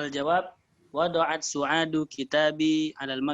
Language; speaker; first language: Arabic; non-native, learner; Indonesian